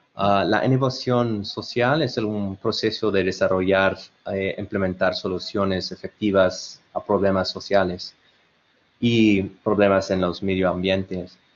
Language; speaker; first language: Spanish; non-native, learner; English